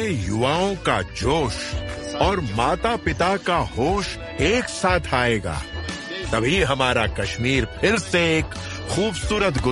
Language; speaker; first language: Hindi; native; Hindi